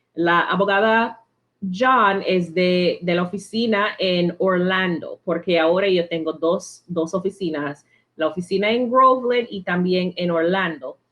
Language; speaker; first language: Spanish; non-native, learner; English